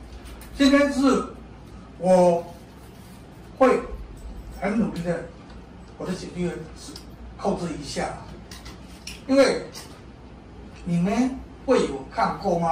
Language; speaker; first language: Chinese; non-native, learner; Burmese